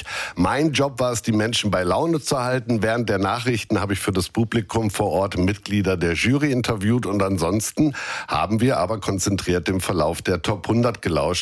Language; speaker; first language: German; native; German